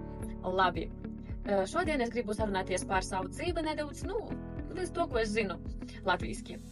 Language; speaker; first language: Latvian; early bilingual, heritage; Russian